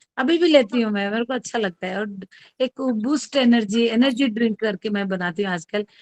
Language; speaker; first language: Hindi; non-native, local second language; Telugu